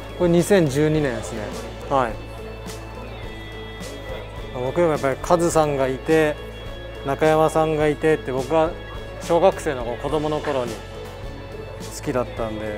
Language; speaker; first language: Japanese; native; Japanese